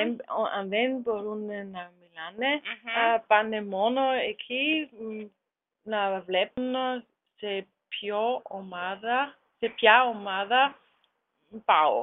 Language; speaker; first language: Greek; non-native, learner; German